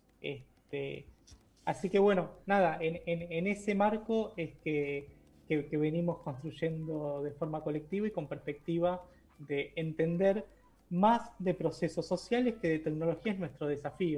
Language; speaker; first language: Spanish; native; Spanish